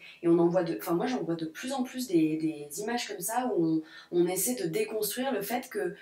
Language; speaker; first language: French; native; French